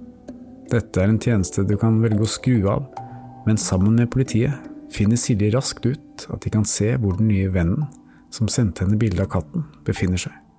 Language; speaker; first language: Norwegian; native; Norwegian